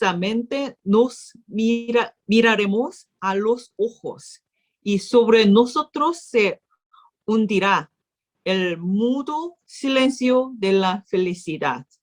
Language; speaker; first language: Spanish; non-native, learner; Korean